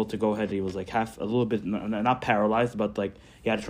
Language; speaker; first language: English; non-native, fluent; Hebrew